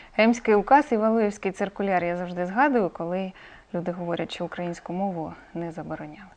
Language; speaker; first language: Ukrainian; native; Ukrainian